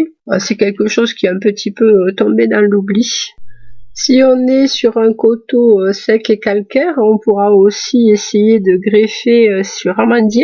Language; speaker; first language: French; native; French